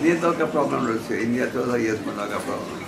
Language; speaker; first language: Russian; non-native, learner; Hindi